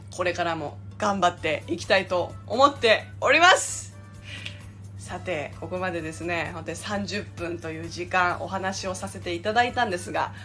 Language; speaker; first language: Japanese; native; Japanese